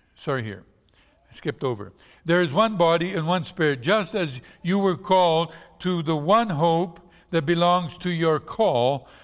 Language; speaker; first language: English; non-native, fluent; Portuguese